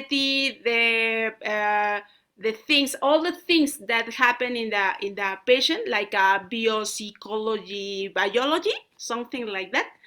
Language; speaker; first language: English; non-native, learner; Spanish